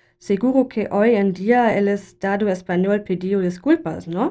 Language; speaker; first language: Spanish; non-native, learner; German